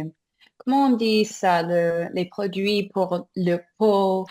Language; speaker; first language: French; non-native, fluent; English